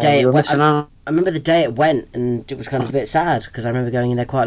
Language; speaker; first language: English; native; English